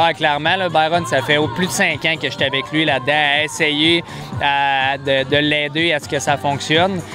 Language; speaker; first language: French; native; French